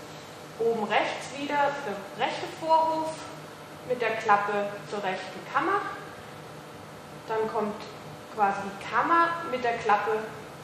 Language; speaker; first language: German; native; German